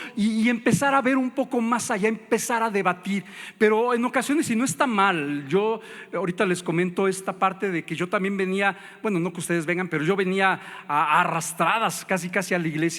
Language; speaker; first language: Spanish; native; Spanish